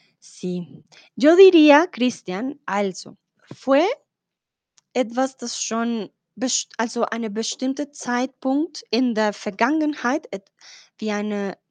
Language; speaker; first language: German; non-native, fluent; Spanish